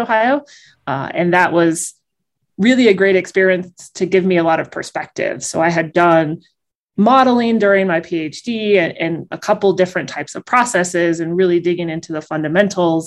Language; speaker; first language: English; native; English